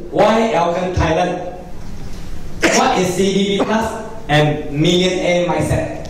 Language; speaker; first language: English; non-native, local second language; Min Nan Chinese